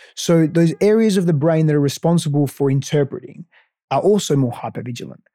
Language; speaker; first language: English; non-native, local second language; Greek